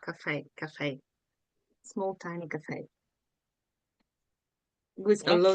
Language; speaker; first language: English; non-native, learner; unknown